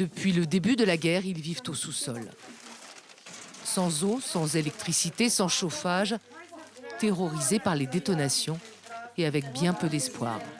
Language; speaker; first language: French; native; French